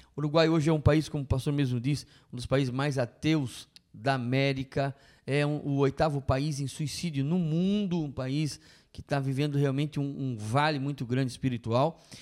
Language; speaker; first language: Portuguese; native; Portuguese